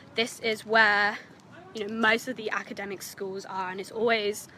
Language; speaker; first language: English; native; English